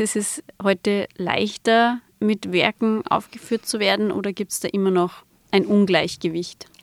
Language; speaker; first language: German; native; German